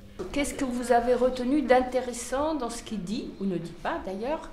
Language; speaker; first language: French; native; French